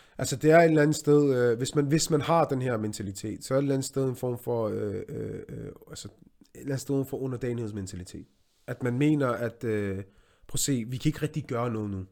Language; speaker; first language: Danish; early bilingual, other home language; Arabic